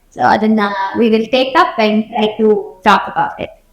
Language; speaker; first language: English; non-native, local second language; Kannada